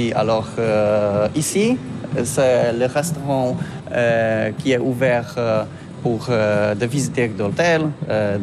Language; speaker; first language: French; non-native, learner; Polish